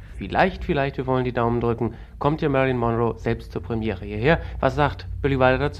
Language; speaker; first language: German; native; German